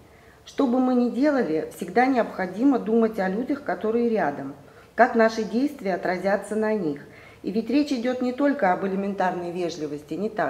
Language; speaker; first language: Russian; native; Russian